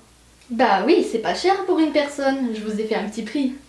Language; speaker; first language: French; native; French